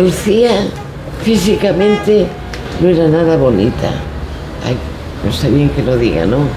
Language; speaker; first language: Spanish; native; Spanish